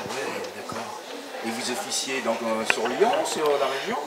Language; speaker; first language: French; native; French